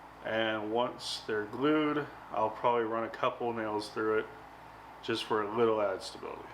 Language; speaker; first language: English; native; English